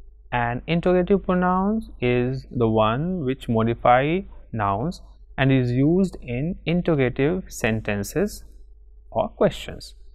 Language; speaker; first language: English; non-native, local second language; Hindi